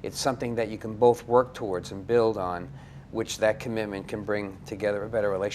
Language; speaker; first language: English; native; English